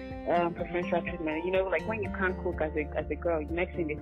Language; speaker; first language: English; non-native, local second language; Yoruba